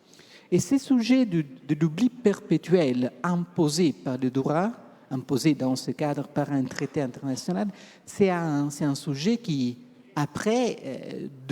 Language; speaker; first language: French; non-native, fluent; Italian